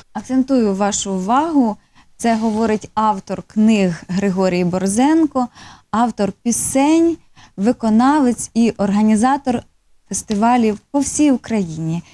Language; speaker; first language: Ukrainian; native; Ukrainian